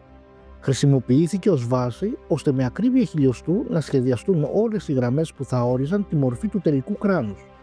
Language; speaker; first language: Greek; native; Greek